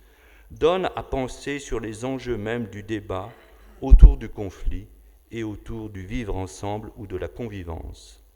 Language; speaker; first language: French; native; French